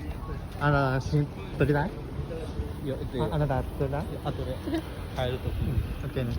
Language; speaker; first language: Japanese; non-native, learner; Hmong